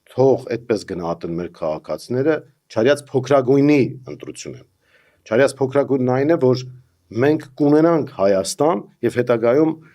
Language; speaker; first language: Armenian; native; Armenian